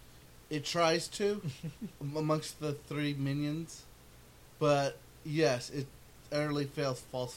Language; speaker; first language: English; native; English